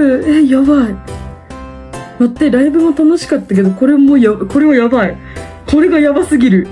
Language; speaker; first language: Japanese; native; Japanese